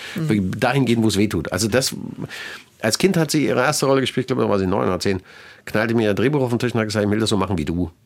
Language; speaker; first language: German; native; German